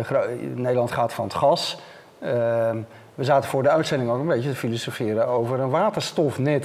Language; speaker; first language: Dutch; native; Dutch